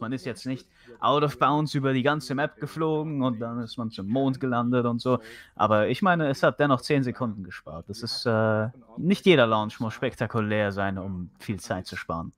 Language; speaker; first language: German; native; German